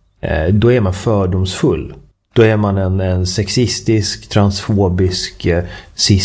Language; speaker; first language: Swedish; native; Swedish